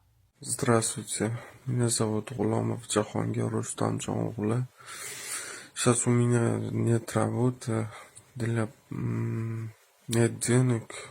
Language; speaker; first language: Russian; non-native, learner; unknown